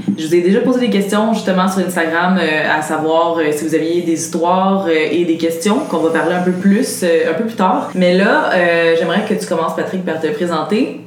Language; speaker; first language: French; native; French